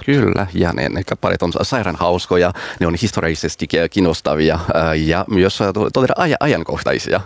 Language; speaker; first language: Finnish; non-native, fluent; French